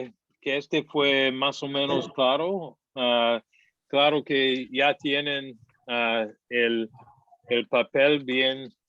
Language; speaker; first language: Spanish; non-native, fluent; English